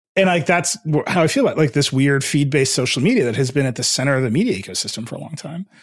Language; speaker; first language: English; early bilingual, other home language; Hindi